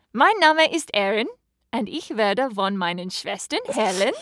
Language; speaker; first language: German; non-native, learner; English